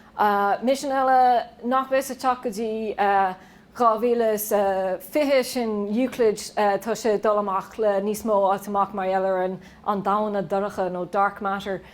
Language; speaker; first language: Irish; native; Irish